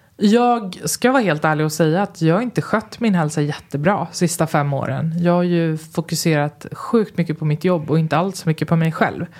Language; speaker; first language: Swedish; early bilingual, other home language; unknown